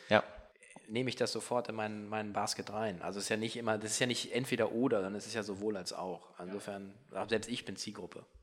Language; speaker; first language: German; native; German